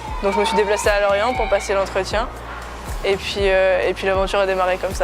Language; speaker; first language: French; native; French